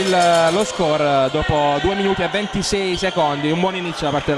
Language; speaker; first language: Italian; native; Italian